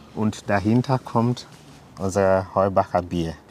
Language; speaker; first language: German; non-native, fluent; English